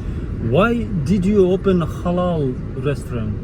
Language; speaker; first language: English; non-native, fluent; Kyrgyz